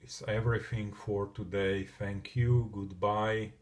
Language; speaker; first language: English; non-native, learner; Slovak